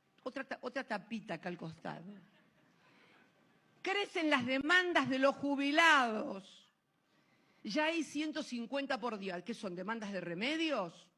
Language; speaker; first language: Spanish; native; Spanish